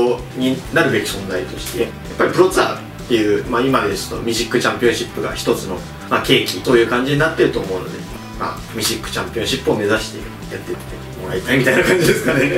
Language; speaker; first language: Japanese; native; Japanese